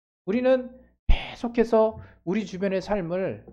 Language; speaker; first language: Korean; native; Korean